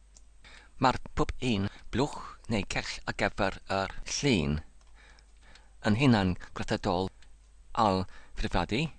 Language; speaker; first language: Welsh; non-native, learner; English